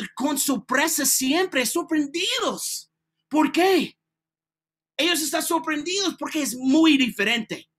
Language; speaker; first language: Spanish; non-native, learner; English